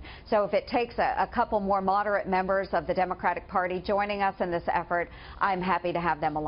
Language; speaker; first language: English; native; English